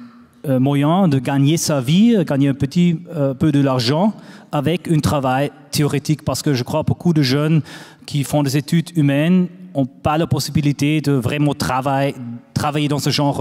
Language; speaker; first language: French; non-native, fluent; German